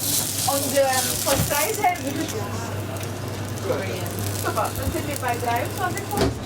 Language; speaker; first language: German; non-native, fluent; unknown